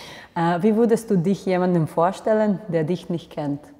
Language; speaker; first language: German; non-native, fluent; Serbian